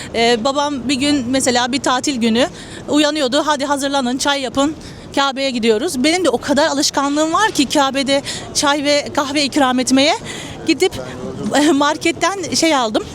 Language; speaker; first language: Turkish; non-native, fluent; Arabic